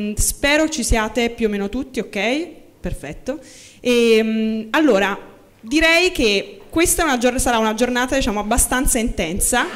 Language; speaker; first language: Italian; native; Italian